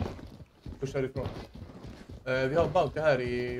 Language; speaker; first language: Swedish; native; Swedish